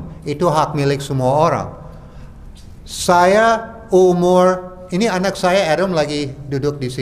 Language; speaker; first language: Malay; non-native, fluent; English